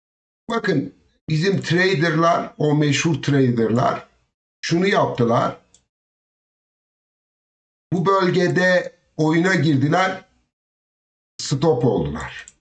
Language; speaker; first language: Turkish; native; Turkish